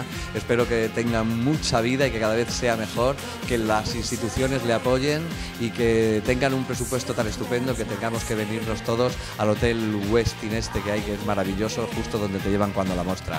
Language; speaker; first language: Spanish; native; Spanish